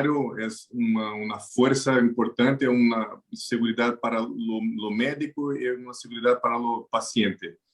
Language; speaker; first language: Spanish; non-native, learner; Portuguese